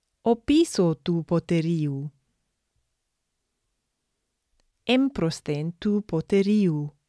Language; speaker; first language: Greek; non-native, fluent; English